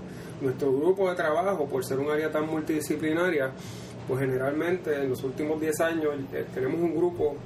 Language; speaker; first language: Spanish; native; Spanish